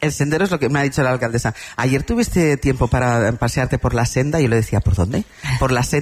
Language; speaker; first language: Spanish; native; Spanish